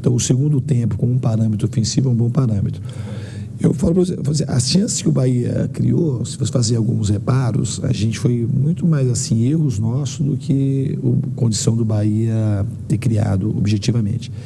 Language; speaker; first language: Portuguese; native; Portuguese